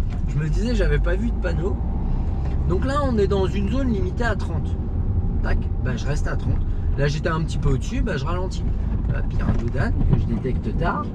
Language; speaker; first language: French; native; French